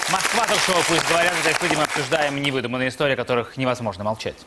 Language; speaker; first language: Russian; native; Russian